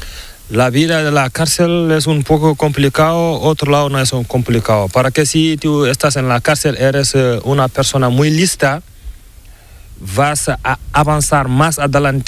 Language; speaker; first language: Spanish; non-native, learner; Fula